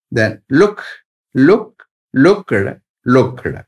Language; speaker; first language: English; non-native, local second language; Tamil